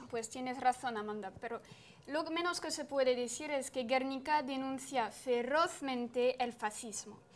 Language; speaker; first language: Spanish; non-native, fluent; French